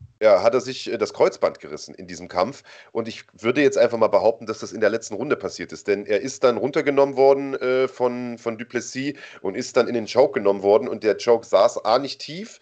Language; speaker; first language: German; native; German